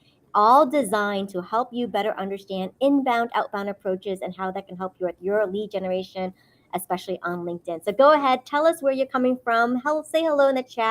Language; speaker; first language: English; native; English